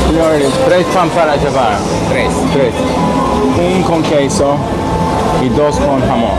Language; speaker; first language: Spanish; non-native, learner; English